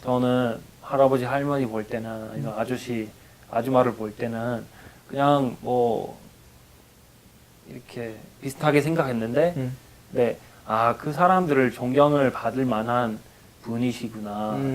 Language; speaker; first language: Korean; non-native, fluent; English